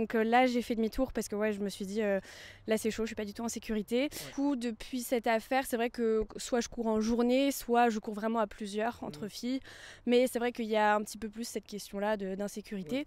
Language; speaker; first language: French; native; French